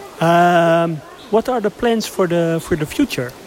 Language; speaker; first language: English; non-native, learner; Dutch